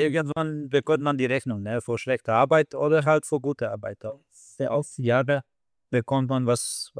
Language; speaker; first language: German; non-native, fluent; Slovenian